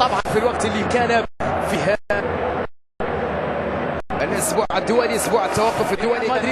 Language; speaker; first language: Arabic; native; Arabic